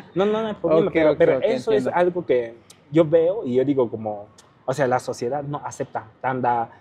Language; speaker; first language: Spanish; non-native, fluent; Chinese